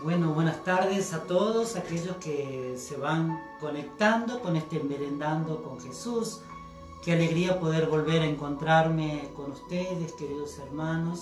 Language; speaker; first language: Spanish; native; Spanish